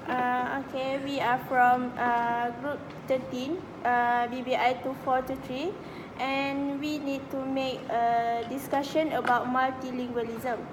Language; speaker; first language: English; non-native, local second language; Malay